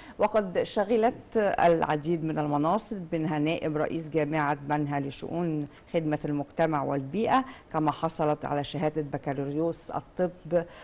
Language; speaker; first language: Arabic; native; Arabic